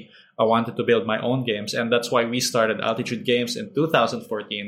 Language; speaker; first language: English; non-native, local second language; Filipino